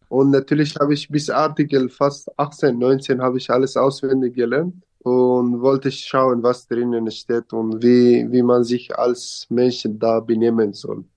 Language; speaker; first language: German; non-native, fluent; Kurdish